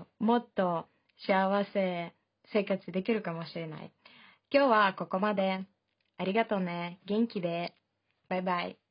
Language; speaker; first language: Japanese; non-native, fluent; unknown